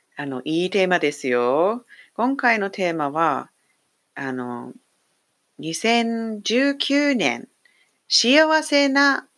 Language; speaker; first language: Japanese; non-native, fluent; English